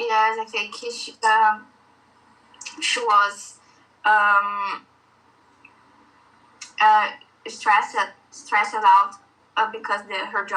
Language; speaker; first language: English; non-native, learner; Portuguese